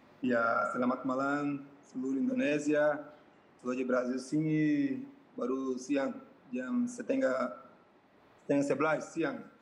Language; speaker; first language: Indonesian; non-native, fluent; Portuguese